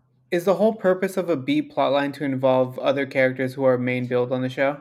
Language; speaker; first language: English; early bilingual, other home language; Spanish